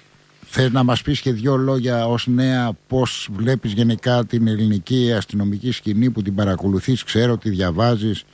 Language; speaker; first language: Greek; native; Greek